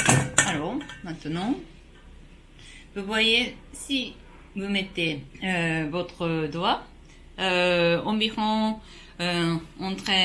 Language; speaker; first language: French; non-native, learner; Japanese